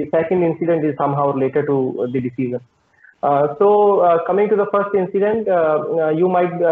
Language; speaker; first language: English; non-native, local second language; Punjabi